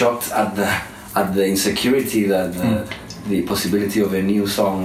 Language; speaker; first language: English; non-native, fluent; Spanish